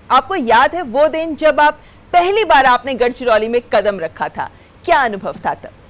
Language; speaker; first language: Hindi; native; Hindi